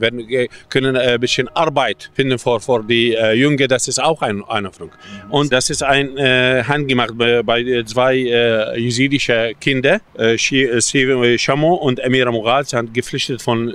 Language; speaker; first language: German; non-native, fluent; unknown